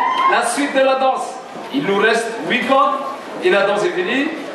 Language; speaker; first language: French; native; French